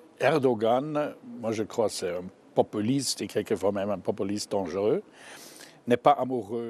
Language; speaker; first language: French; non-native, fluent; German